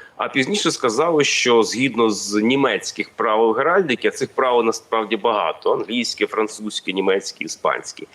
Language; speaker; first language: Ukrainian; native; Ukrainian